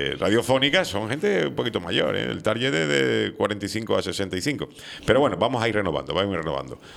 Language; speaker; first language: Spanish; native; Spanish